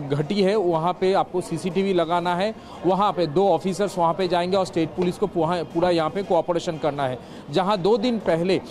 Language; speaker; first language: Hindi; non-native, local second language; Bangla